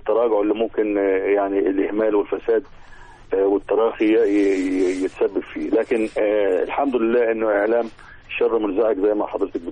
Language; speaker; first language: Arabic; native; Arabic